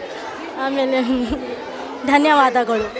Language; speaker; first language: Kannada; non-native, local second language; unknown